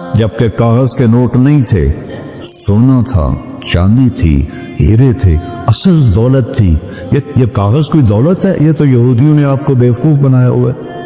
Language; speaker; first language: Urdu; non-native, local second language; Punjabi